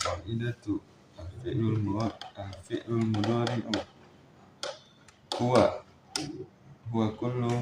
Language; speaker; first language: Arabic; non-native, learner; Indonesian